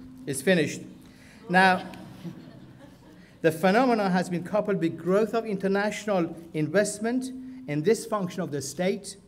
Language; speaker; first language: English; non-native, fluent; Persian